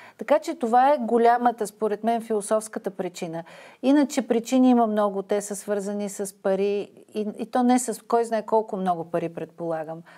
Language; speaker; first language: Bulgarian; native; Bulgarian